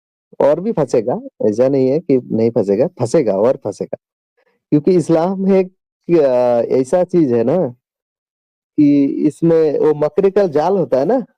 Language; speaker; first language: Hindi; non-native, local second language; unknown